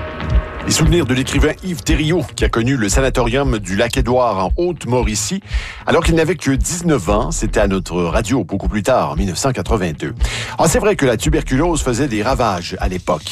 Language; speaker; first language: French; native; French